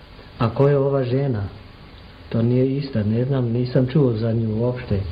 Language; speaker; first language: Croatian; non-native, fluent; English